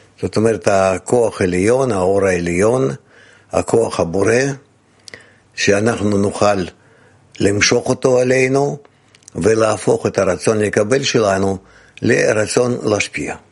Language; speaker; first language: Hebrew; non-native, fluent; Russian